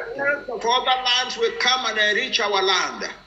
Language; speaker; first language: English; non-native, local second language; Yoruba